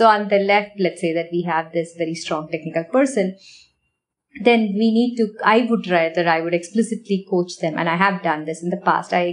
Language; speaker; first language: English; non-native, local second language; Tamil